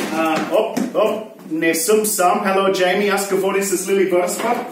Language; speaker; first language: Bulgarian; non-native, learner; English